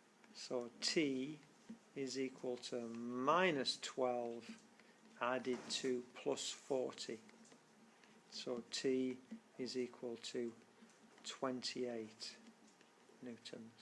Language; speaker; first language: English; native; English